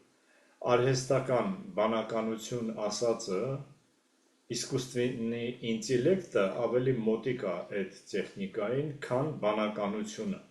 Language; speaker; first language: Armenian; native; Armenian